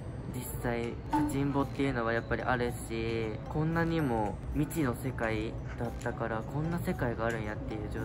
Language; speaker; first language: Japanese; native; Japanese